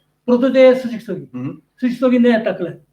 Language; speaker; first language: Czech; non-native, learner; Korean